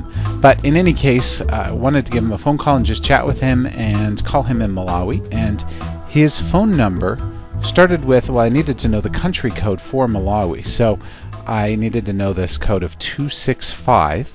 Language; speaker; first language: English; native; English